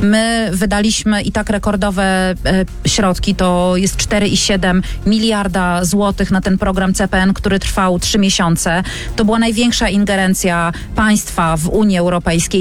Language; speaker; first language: Polish; native; Polish